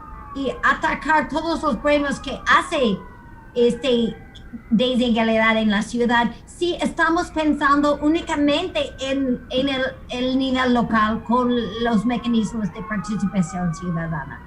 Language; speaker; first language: Spanish; non-native, fluent; English